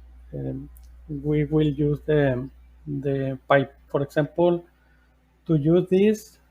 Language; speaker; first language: English; non-native, learner; Spanish